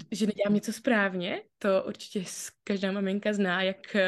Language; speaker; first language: Czech; native; Czech